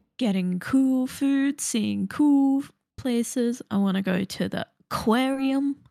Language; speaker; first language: English; native; English